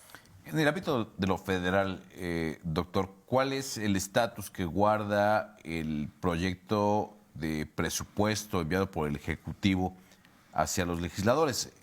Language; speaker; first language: Spanish; native; Spanish